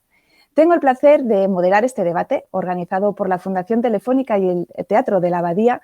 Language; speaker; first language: Spanish; native; Spanish